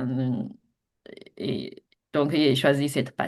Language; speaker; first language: French; non-native, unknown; Chinese